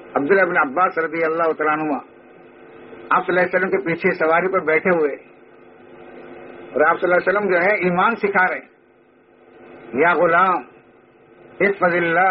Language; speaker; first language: Urdu; native; Urdu